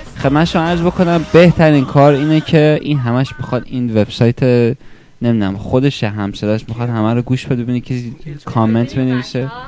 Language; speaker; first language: Persian; early bilingual, heritage; Persian